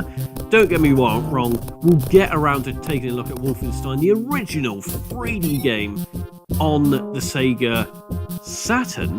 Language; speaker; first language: English; native; English